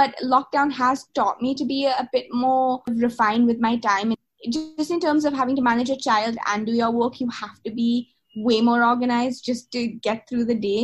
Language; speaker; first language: English; native; English